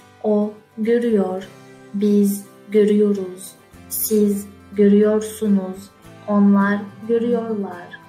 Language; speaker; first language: Turkish; non-native, fluent; French